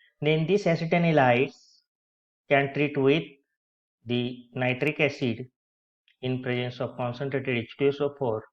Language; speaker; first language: English; non-native, local second language; Marathi